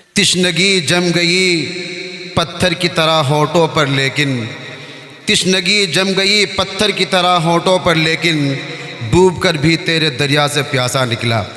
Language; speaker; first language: Urdu; non-native, local second language; Bangla